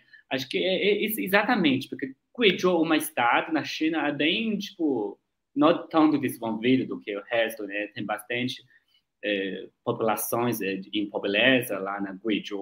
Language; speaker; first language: Portuguese; non-native, learner; Chinese